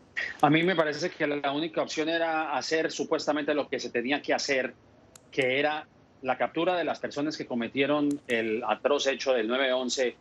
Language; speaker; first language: Spanish; native; Spanish